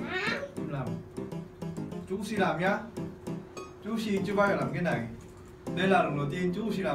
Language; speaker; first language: Vietnamese; non-native, fluent; Korean